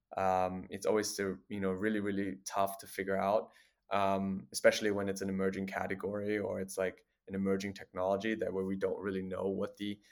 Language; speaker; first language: English; non-native, fluent; German